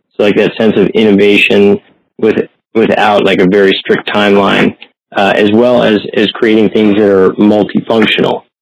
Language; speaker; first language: English; native; English